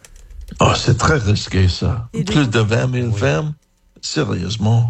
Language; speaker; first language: French; non-native, fluent; English